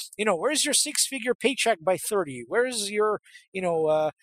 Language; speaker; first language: English; native; English